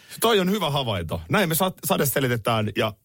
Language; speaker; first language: Finnish; native; Finnish